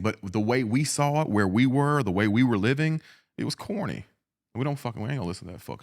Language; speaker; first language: English; native; English